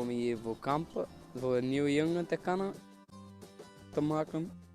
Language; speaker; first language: Dutch; non-native, learner; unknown